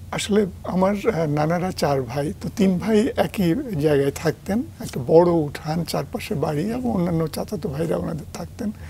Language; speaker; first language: Bangla; native; Bangla